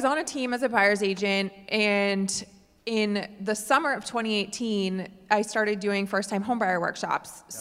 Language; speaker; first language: English; native; English